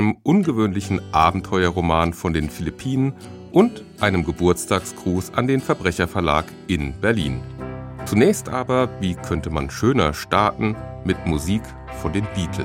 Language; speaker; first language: German; native; German